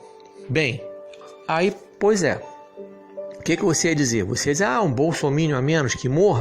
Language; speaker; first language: Portuguese; native; Portuguese